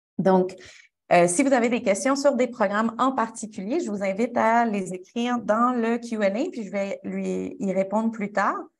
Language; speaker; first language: French; native; French